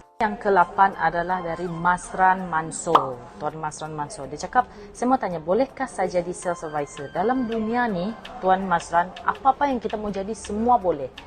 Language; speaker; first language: Malay; non-native, local second language; Iban